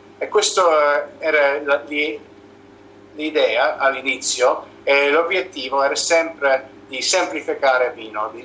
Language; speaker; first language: Italian; non-native, learner; English